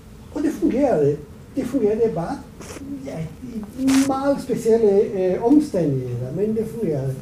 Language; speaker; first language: German; non-native, learner; Italian